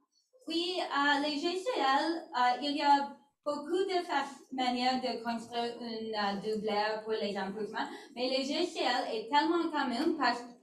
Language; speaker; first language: French; non-native, learner; English